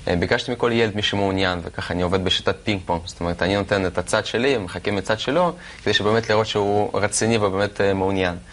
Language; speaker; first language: Hebrew; non-native, fluent; Russian